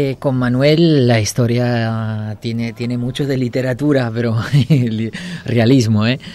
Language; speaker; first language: Spanish; non-native, fluent; Italian